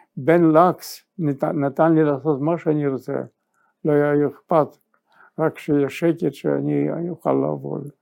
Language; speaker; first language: Hebrew; non-native, fluent; Yiddish